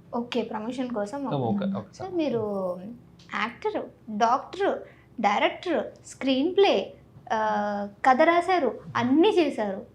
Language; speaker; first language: Telugu; native; Telugu